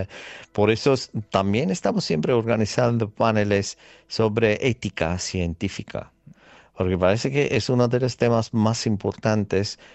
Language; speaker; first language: Spanish; non-native, fluent; Armenian